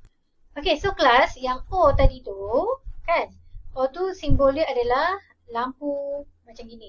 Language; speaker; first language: Malay; native; Malay